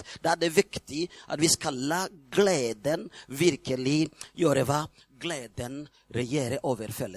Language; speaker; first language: Norwegian; non-native, fluent; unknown